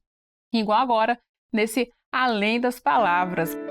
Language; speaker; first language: Portuguese; native; Portuguese